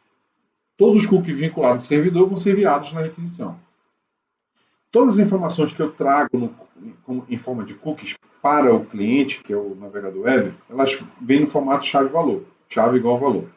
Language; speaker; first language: Portuguese; native; Portuguese